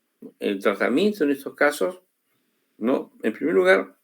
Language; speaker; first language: Spanish; native; Spanish